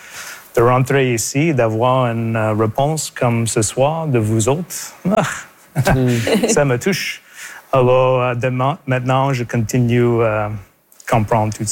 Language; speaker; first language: French; native; French